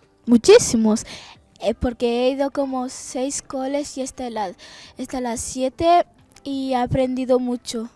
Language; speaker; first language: Spanish; early bilingual, other home language; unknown